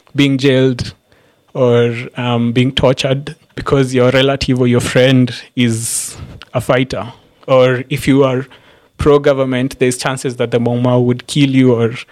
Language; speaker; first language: English; non-native, local second language; Embu